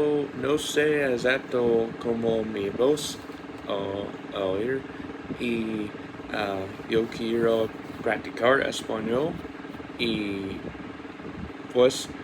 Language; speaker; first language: Spanish; non-native, learner; English